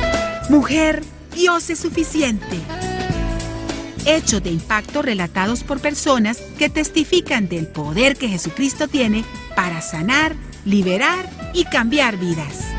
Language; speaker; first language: Spanish; native; Spanish